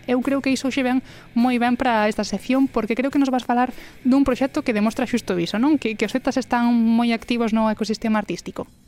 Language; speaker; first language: Galician; native; Galician